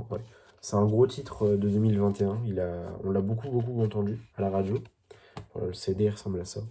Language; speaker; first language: French; native; French